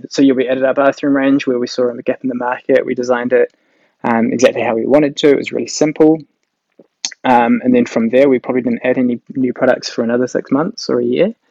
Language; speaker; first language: English; native; English